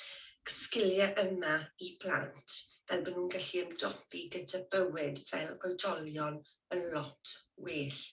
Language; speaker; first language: Welsh; native; Welsh